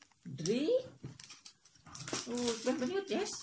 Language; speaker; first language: Dutch; non-native, learner; Indonesian